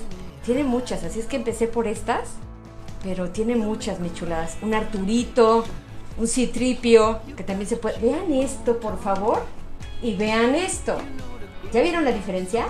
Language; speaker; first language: Spanish; native; Spanish